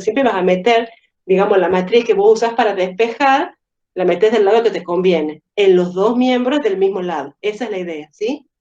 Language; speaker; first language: Spanish; native; Spanish